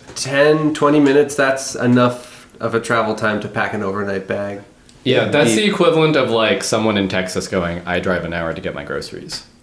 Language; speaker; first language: English; native; English